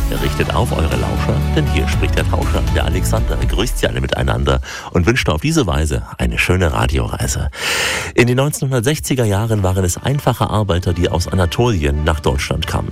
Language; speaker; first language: German; native; German